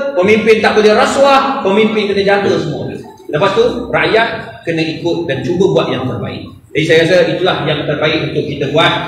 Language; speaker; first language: Malay; non-native, fluent; Arabic